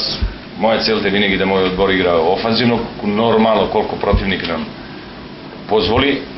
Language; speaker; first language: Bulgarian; non-native, learner; Serbian